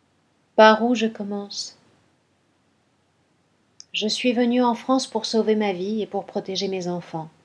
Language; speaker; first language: French; non-native, fluent; Spanish